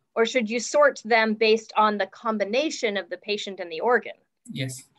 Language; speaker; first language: English; native; English